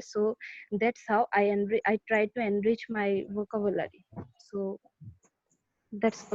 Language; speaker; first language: English; non-native, learner; Bangla